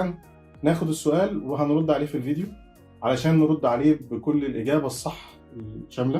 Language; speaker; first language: Arabic; native; Arabic